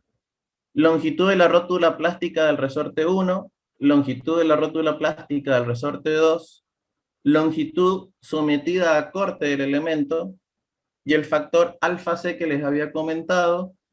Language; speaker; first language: Spanish; native; Spanish